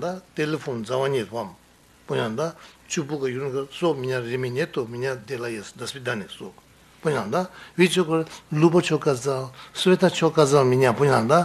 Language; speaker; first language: Russian; non-native, learner; Tibetan